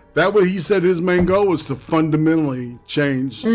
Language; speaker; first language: English; native; English